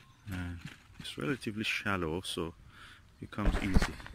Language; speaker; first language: English; non-native, fluent; Persian